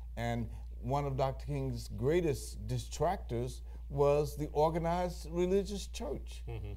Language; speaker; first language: English; native; English